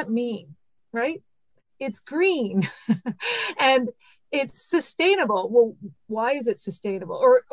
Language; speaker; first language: English; native; English